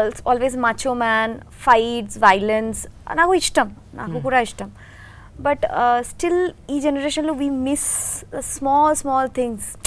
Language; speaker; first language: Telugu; non-native, learner; Bangla